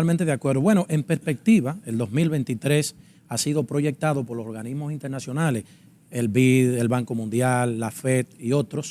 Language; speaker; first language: Spanish; native; Spanish